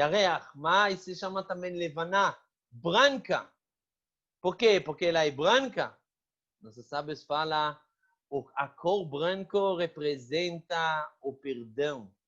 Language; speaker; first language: Portuguese; non-native, fluent; Hebrew